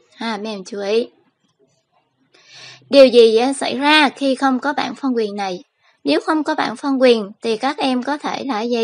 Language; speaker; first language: Vietnamese; native; Vietnamese